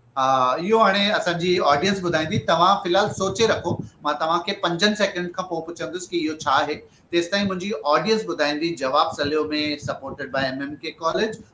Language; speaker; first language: Sindhi; early bilingual, heritage; Sindhi